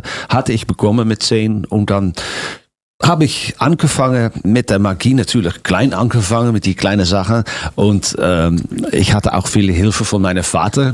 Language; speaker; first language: German; non-native, fluent; Dutch